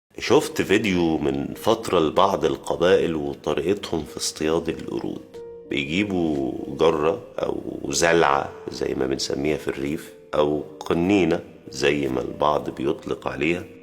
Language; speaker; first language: Arabic; native; Arabic